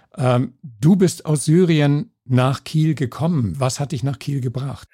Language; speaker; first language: German; native; German